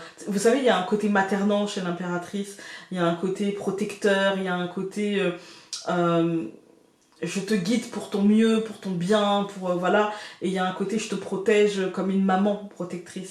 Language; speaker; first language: French; native; French